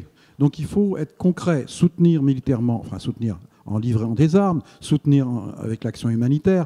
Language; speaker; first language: French; native; French